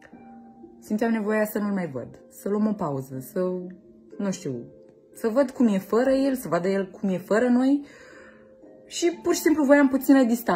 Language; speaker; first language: Romanian; native; Romanian